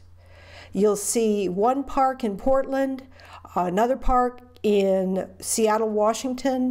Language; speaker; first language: English; native; English